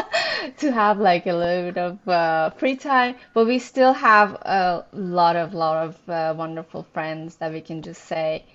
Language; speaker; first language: English; non-native, fluent; Persian